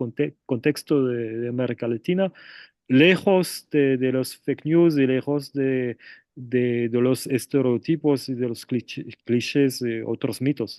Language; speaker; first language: Spanish; non-native, fluent; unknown